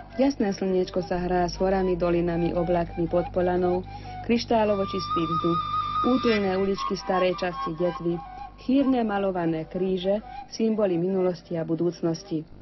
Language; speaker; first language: Slovak; early bilingual, heritage; Slovak